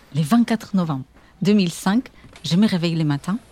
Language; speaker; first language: French; non-native, fluent; Portuguese